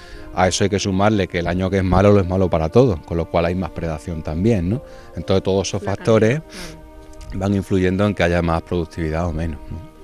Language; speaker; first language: Spanish; native; Spanish